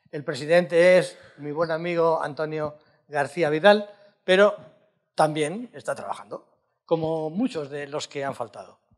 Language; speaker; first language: Spanish; native; Spanish